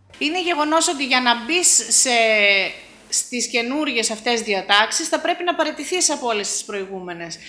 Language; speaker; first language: Greek; native; Greek